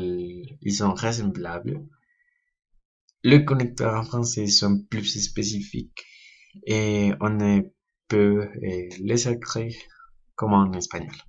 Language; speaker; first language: French; non-native, learner; Spanish